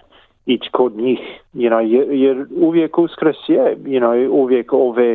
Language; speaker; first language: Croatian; early bilingual, heritage; English